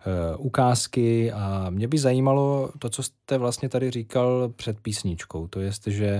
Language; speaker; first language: Czech; native; Czech